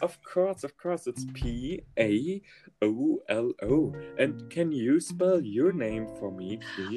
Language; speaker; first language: English; non-native, learner; German